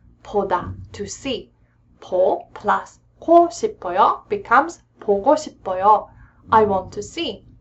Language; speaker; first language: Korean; non-native, fluent; English